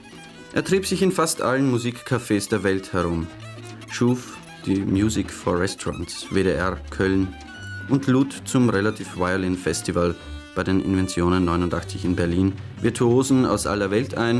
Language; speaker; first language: German; native; German